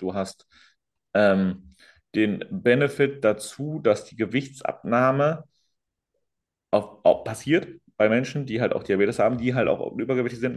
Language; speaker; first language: German; native; German